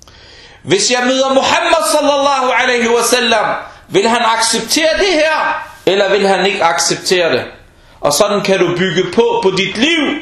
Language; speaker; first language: Danish; early bilingual, other home language; Arabic